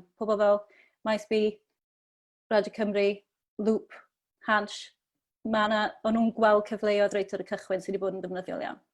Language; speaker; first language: Welsh; native; Welsh